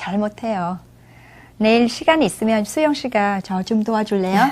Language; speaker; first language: Korean; non-native, fluent; Vietnamese